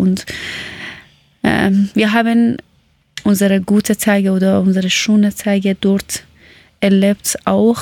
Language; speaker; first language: German; non-native, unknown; Persian